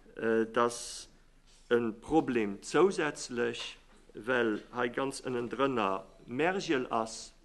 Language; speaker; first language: Luxembourgish; native; Luxembourgish